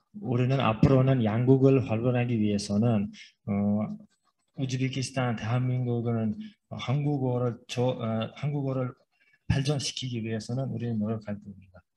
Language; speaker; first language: Korean; non-native, fluent; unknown